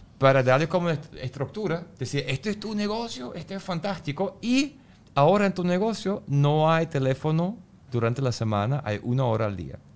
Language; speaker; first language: Spanish; non-native, fluent; German